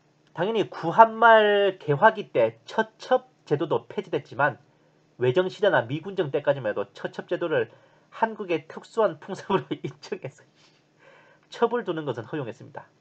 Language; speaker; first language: Korean; native; Korean